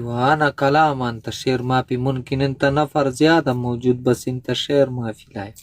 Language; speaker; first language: Arabic; non-native, learner; Pashto